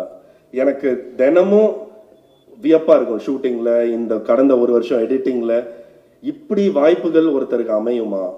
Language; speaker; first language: Tamil; native; Tamil